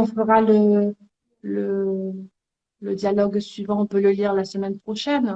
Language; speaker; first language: French; native; French